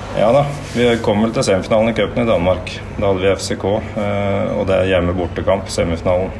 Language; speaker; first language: Norwegian; native; Norwegian